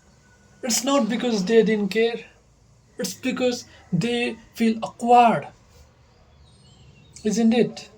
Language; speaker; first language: English; non-native, local second language; Nepali